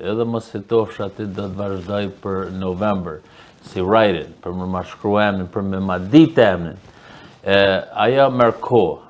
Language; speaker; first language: Albanian; early bilingual, heritage; Albanian